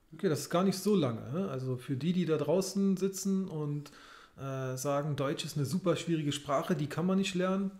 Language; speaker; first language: German; native; German